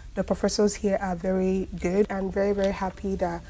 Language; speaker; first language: English; non-native, local second language; Igbo